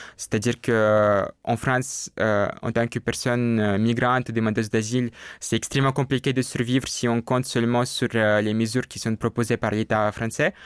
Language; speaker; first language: French; non-native, fluent; Russian